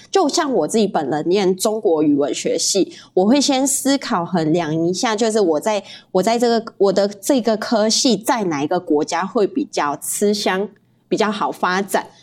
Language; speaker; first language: Chinese; native; Chinese